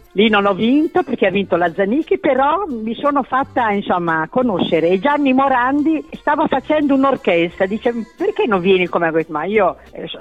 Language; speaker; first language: Italian; native; Italian